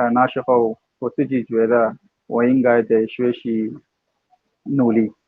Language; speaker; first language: Chinese; non-native, learner; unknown